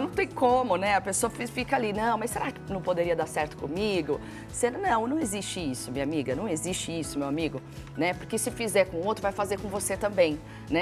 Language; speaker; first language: Portuguese; native; Portuguese